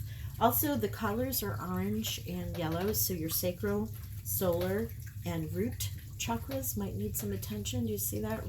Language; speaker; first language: English; native; English